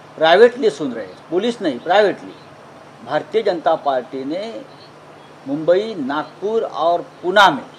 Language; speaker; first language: Hindi; non-native, local second language; Marathi